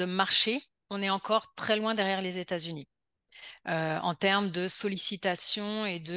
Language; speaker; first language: French; native; French